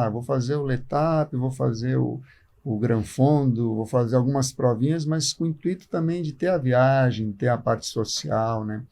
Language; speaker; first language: Portuguese; early bilingual, other home language; Spanish